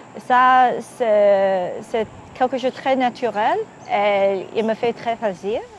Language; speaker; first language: French; non-native, learner; Cantonese